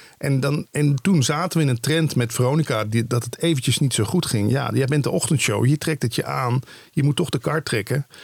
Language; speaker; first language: Dutch; native; Dutch